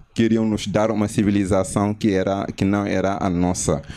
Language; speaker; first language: Portuguese; non-native, fluent; Wolof